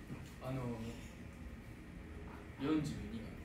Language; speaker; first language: Korean; non-native, fluent; Japanese